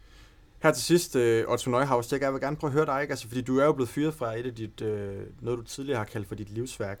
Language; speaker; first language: Danish; native; Danish